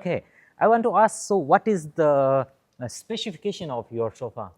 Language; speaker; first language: English; non-native, local second language; Hindi